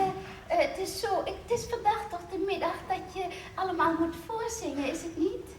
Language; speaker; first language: Dutch; native; Dutch